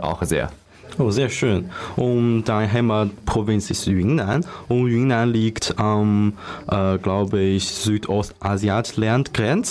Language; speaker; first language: German; non-native, learner; Chinese